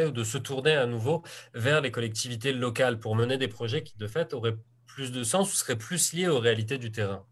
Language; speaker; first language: French; native; French